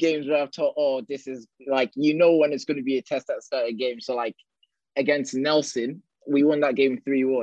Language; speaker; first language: English; native; English